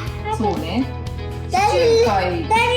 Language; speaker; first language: Japanese; native; Japanese